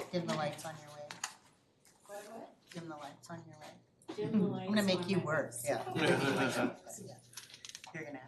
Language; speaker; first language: English; native; English